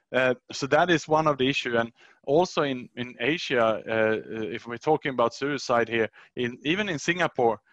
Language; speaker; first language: English; non-native, fluent; Swedish